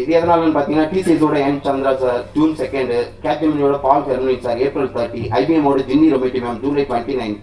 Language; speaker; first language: Tamil; native; Tamil